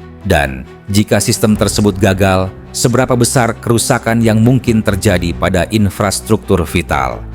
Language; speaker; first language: Indonesian; native; Indonesian